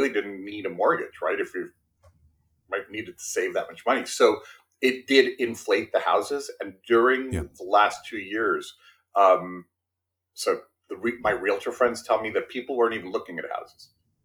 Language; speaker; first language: English; early bilingual, other home language; Spanish